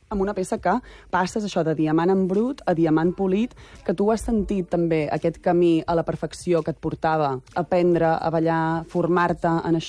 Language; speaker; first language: Catalan; native; Catalan